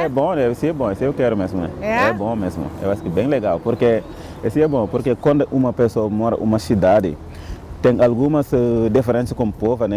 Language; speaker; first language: Portuguese; non-native, learner; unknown